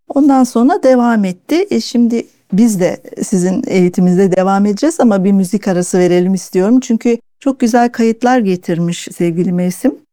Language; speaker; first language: Turkish; native; Turkish